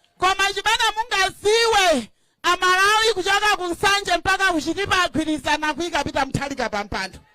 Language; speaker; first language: Nyanja; native; Nyanja